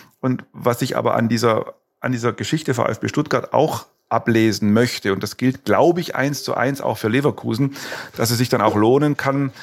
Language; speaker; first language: German; native; German